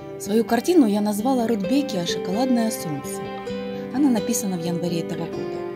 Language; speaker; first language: Russian; native; Russian